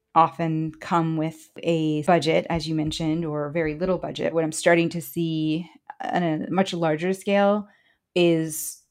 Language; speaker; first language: English; early bilingual, other home language; Spanish